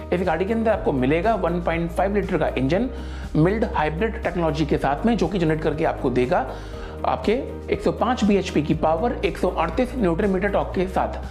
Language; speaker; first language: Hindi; native; Hindi